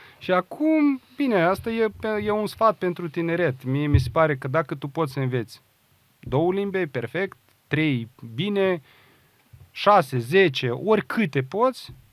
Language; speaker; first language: Romanian; non-native, local second language; Russian